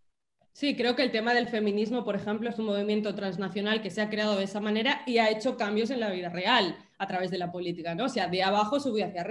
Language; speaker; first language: Spanish; native; Spanish